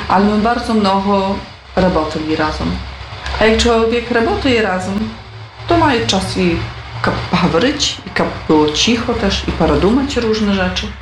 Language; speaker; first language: Polish; non-native, local second language; Ukrainian